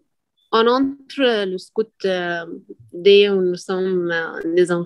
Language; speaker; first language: French; non-native, learner; Arabic